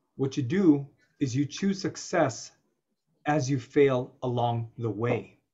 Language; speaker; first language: English; native; English